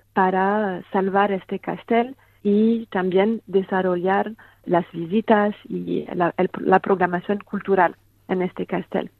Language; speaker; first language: Spanish; non-native, fluent; French